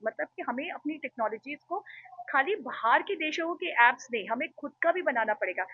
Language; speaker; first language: Hindi; native; Hindi